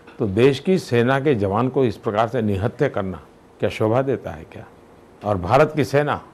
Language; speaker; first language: Hindi; non-native, local second language; Gujarati